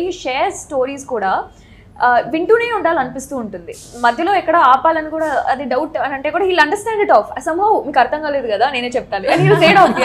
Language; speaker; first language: Telugu; native; Telugu